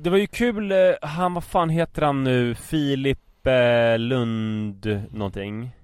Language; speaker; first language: Swedish; native; Swedish